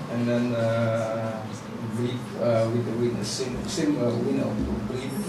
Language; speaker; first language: English; non-native, learner; Indonesian